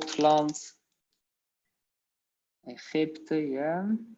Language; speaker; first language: Dutch; non-native, fluent; Polish